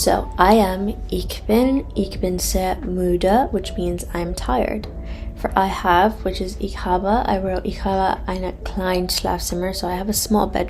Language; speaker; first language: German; non-native, learner; English